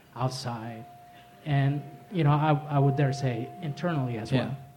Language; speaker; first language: English; early bilingual, other home language; Spanish